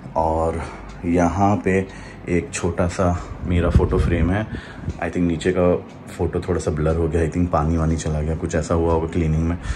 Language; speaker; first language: Hindi; native; Hindi